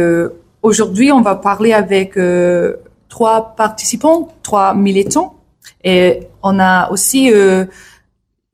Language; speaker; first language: French; non-native, learner; English